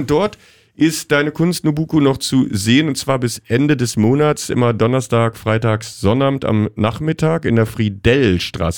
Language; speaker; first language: German; native; German